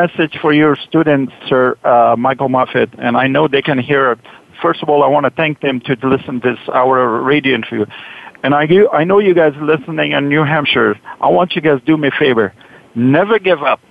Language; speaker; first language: English; non-native, fluent; Persian